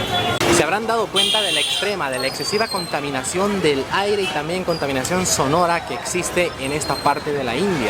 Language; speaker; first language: Spanish; native; Spanish